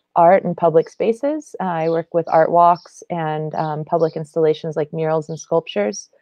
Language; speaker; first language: English; native; English